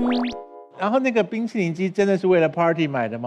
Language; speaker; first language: Chinese; native; Chinese